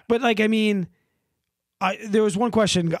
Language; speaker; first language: English; native; English